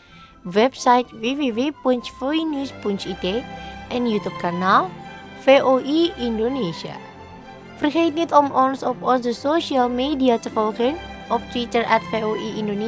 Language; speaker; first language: Dutch; non-native, learner; Indonesian